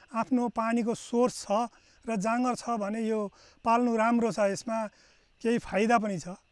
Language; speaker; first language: Nepali; native; Nepali